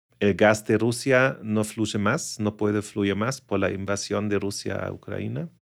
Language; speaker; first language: Spanish; non-native, fluent; German